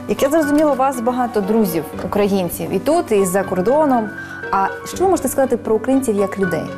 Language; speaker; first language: Ukrainian; native; Ukrainian